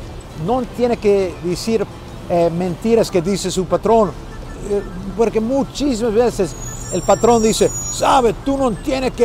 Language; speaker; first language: Spanish; non-native, fluent; English